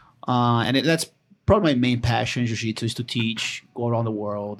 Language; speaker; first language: English; non-native, fluent; Portuguese